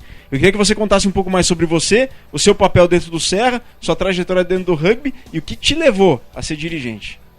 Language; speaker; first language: Portuguese; native; Portuguese